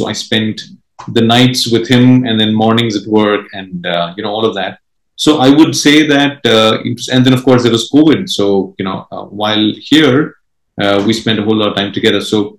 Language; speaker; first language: English; non-native, local second language; Marathi